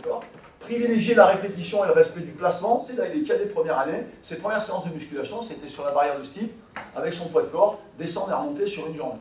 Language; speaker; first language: French; native; French